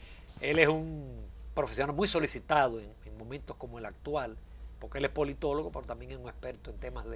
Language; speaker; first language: Spanish; native; Spanish